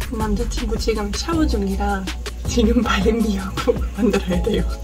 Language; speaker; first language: Korean; non-native, fluent; German